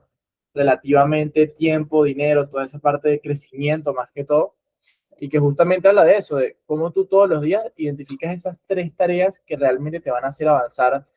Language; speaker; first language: Spanish; native; Spanish